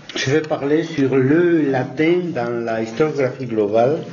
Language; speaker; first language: French; non-native, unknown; Spanish